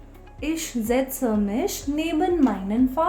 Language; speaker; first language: German; non-native, fluent; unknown